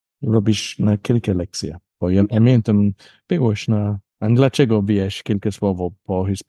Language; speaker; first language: Polish; non-native, learner; English